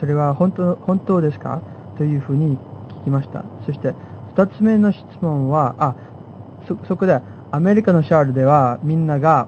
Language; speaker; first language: Japanese; non-native, fluent; English